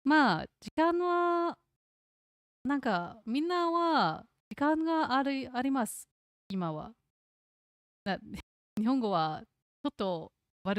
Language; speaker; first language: Japanese; non-native, learner; English